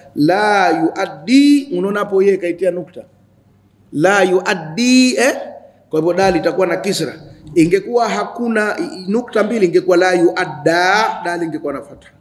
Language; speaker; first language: Swahili; native; Swahili